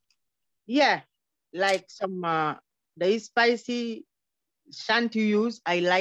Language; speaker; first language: English; non-native, learner; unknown